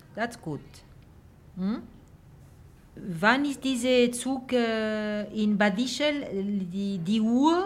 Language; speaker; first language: German; non-native, learner; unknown